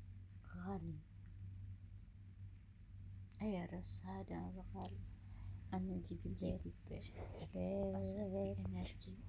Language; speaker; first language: Arabic; non-native, learner; Indonesian